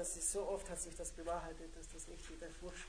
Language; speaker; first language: German; native; German